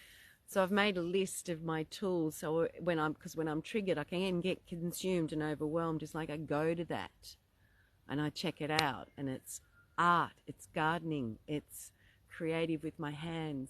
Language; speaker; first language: English; native; English